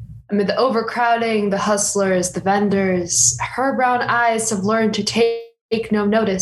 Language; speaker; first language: English; native; English